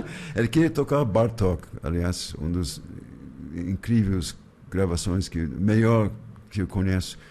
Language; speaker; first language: Portuguese; non-native, fluent; English